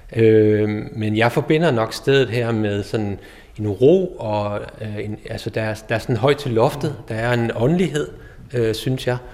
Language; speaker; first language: Danish; native; Danish